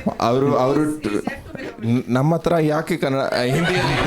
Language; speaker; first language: Kannada; non-native, local second language; Punjabi